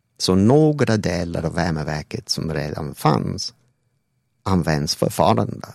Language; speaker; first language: Swedish; non-native, fluent; English